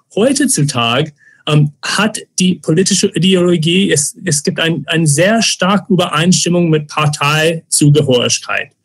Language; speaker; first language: German; non-native, fluent; English